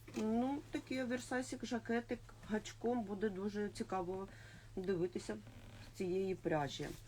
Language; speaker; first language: Ukrainian; non-native, local second language; Russian